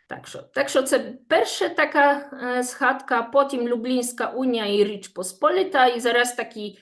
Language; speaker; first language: Ukrainian; non-native, fluent; Polish